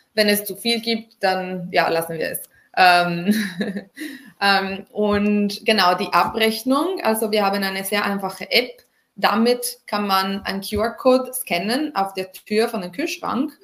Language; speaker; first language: German; non-native, fluent; Italian